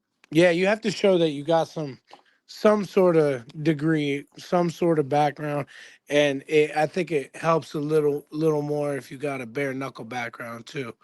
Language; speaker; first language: English; native; English